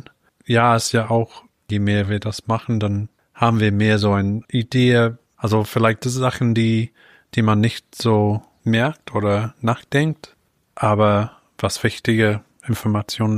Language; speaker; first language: German; non-native, fluent; English